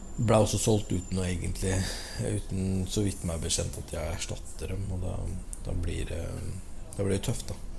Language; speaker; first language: Norwegian; native; Norwegian